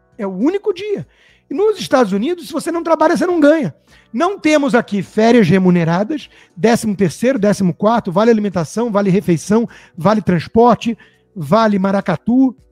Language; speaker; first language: Portuguese; native; Portuguese